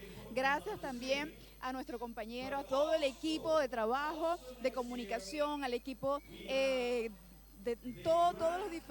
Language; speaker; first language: Spanish; native; Spanish